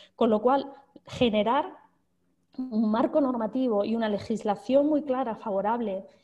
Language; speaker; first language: Spanish; native; Spanish